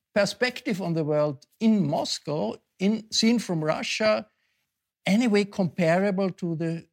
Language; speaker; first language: English; non-native, fluent; German